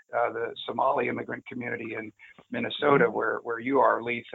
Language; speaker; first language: English; native; English